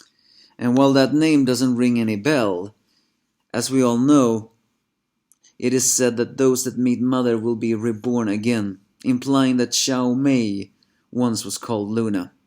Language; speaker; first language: English; non-native, fluent; Swedish